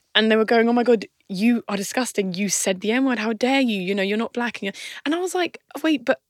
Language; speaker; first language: English; native; English